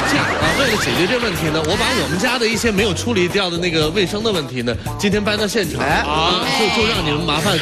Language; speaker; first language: Chinese; native; Chinese